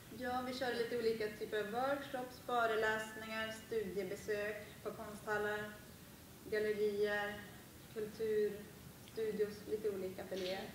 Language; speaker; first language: Swedish; native; Swedish